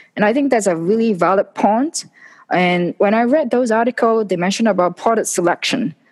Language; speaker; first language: English; non-native, local second language; Cantonese